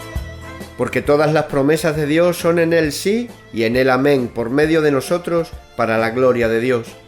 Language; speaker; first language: Spanish; native; Spanish